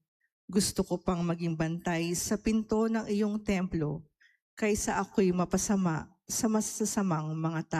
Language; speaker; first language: Filipino; native; Filipino